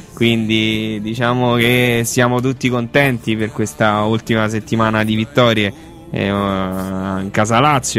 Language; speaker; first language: Italian; native; Italian